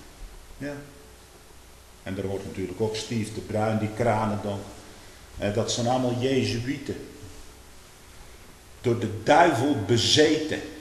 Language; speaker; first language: Dutch; native; Dutch